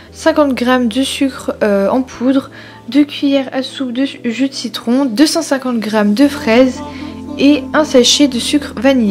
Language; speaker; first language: French; native; French